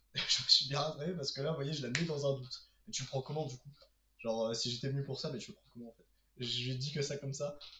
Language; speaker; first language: French; native; French